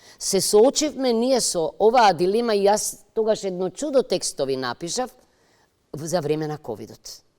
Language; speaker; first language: Macedonian; native; Macedonian